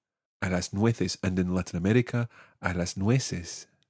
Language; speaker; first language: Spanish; non-native, fluent; English